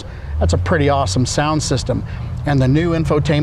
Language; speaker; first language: English; native; English